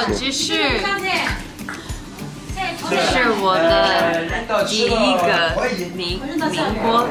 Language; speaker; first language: Chinese; non-native, learner; English